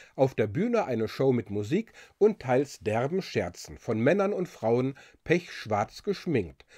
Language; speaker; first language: German; native; German